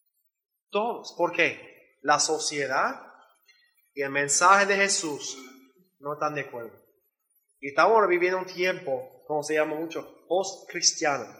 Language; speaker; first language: Spanish; non-native, learner; English